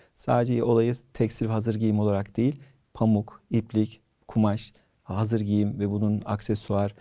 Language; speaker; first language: Turkish; native; Turkish